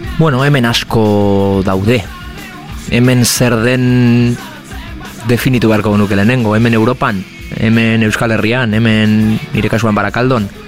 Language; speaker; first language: Basque; non-native, local second language; Spanish